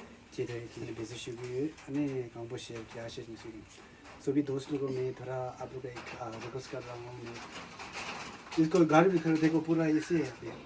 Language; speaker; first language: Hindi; non-native, local second language; Tibetan